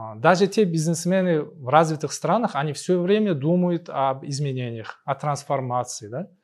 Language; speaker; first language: Russian; non-native, local second language; Uzbek